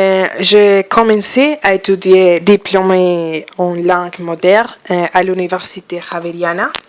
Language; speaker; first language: French; non-native, fluent; Spanish